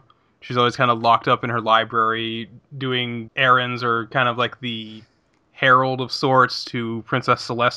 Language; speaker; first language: English; native; English